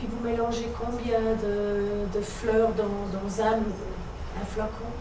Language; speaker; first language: French; native; French